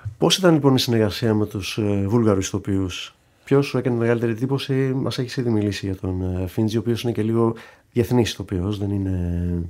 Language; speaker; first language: Greek; native; Greek